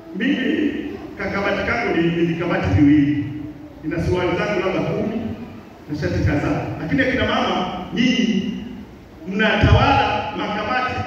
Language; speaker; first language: Swahili; native; Swahili